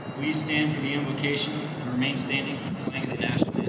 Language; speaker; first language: English; native; English